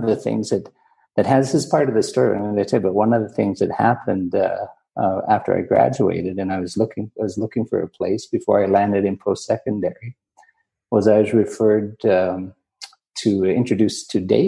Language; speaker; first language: English; native; English